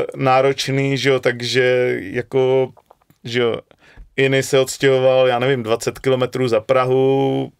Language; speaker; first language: Czech; native; Czech